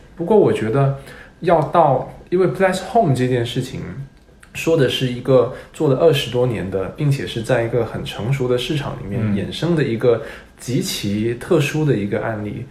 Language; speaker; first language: Chinese; non-native, local second language; Cantonese